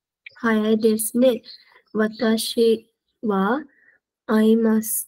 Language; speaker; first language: Japanese; non-native, learner; Sinhala